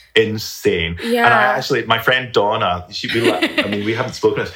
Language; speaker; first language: English; native; English